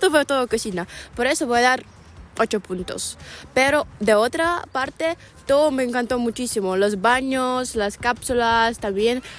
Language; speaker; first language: Spanish; non-native, learner; Ukrainian